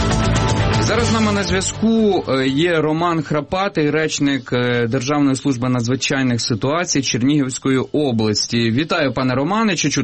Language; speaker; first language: Ukrainian; native; Ukrainian